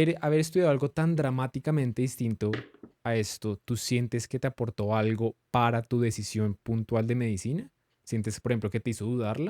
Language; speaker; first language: Spanish; native; Spanish